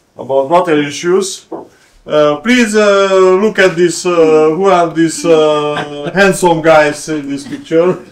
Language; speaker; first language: English; non-native, learner; Hungarian